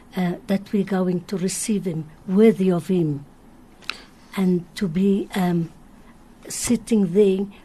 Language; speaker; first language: English; non-native, learner; Portuguese